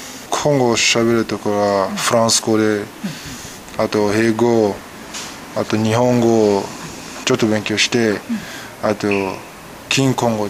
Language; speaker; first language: Japanese; non-native, learner; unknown